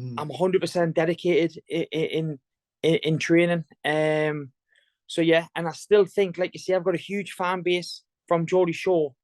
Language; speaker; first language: English; native; English